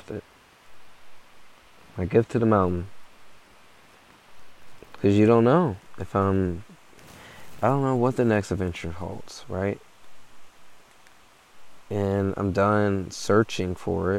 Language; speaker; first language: English; native; English